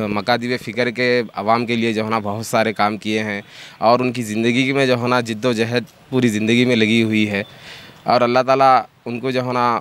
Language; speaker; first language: Urdu; native; Urdu